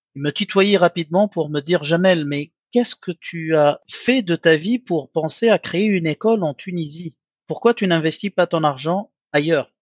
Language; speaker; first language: French; non-native, local second language; Arabic